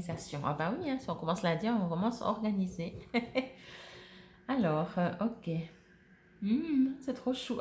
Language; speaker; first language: French; native; French